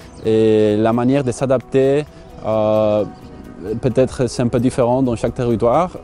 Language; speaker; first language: French; non-native, fluent; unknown